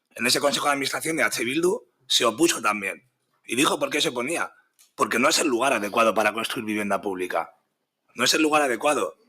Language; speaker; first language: Spanish; native; Spanish